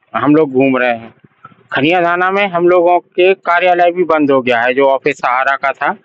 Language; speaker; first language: Hindi; native; Hindi